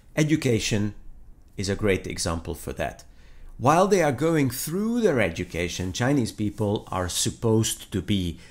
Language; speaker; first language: English; non-native, fluent; Hungarian